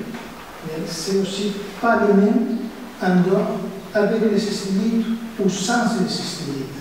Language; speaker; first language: French; non-native, fluent; Spanish